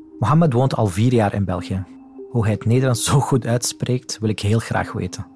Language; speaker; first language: Dutch; non-native, fluent; Arabic